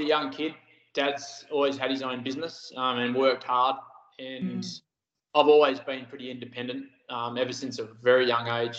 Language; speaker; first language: English; native; English